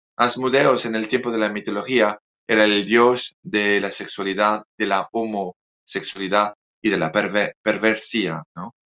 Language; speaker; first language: Spanish; non-native, fluent; French